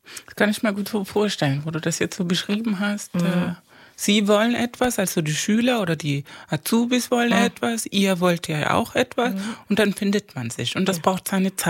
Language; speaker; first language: German; non-native, fluent; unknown